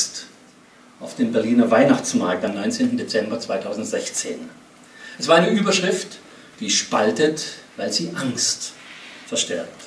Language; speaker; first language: German; native; German